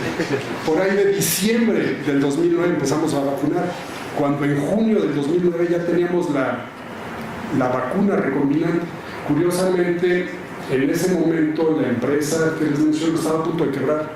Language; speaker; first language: Spanish; native; Spanish